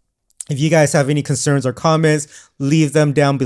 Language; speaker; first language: English; native; English